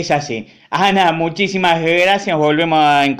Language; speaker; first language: Spanish; native; Spanish